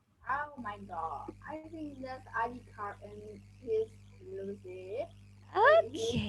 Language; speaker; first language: English; non-native, learner; Vietnamese